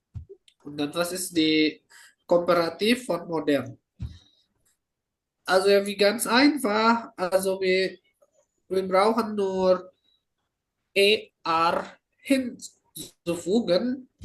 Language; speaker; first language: German; non-native, fluent; Indonesian